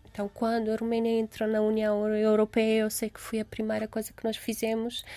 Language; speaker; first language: Portuguese; non-native, fluent; Romanian